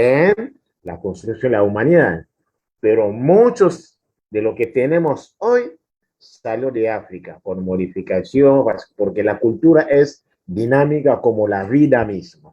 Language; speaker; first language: Spanish; non-native, fluent; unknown